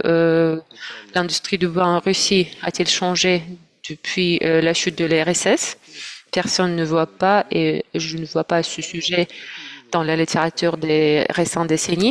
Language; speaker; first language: French; non-native, fluent; Russian